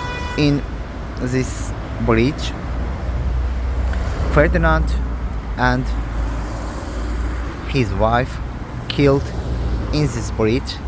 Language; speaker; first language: English; non-native, learner; Azerbaijani